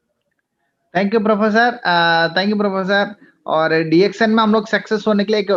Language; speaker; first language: Hindi; non-native, local second language; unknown